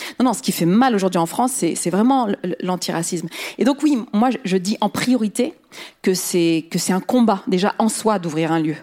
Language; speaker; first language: French; early bilingual, other home language; Riffian